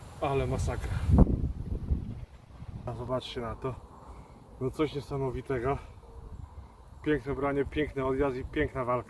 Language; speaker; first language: Polish; native; Polish